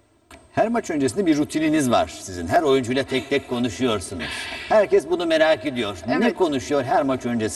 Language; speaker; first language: Turkish; native; Turkish